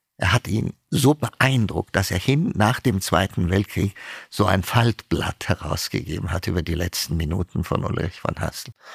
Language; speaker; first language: German; non-native, fluent; Amharic